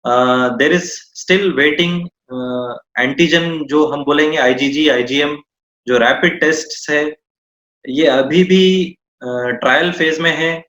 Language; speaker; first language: Hindi; non-native, local second language; Marathi